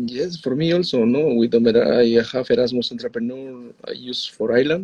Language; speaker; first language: English; non-native, learner; Spanish